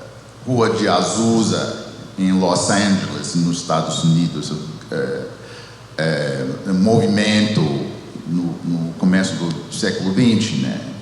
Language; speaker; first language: Portuguese; non-native, fluent; English